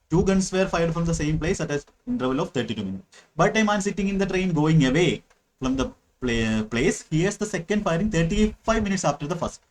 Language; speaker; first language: English; non-native, local second language; Malayalam